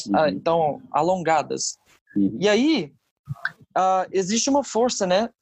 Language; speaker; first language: Portuguese; early bilingual, other home language; English